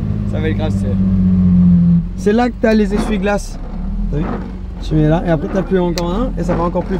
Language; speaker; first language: French; native; French